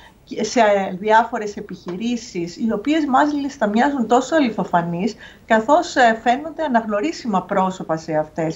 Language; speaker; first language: Greek; native; Greek